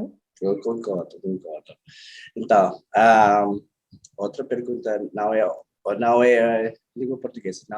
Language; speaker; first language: Portuguese; non-native, learner; Filipino